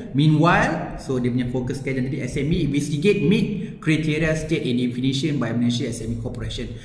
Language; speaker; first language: English; non-native, local second language; Malay